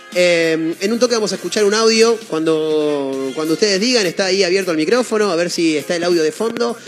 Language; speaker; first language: Spanish; native; Spanish